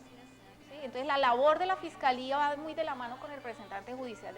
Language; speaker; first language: Spanish; native; Spanish